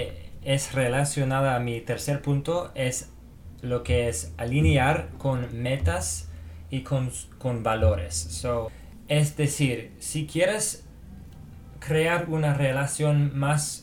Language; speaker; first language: Spanish; non-native, fluent; English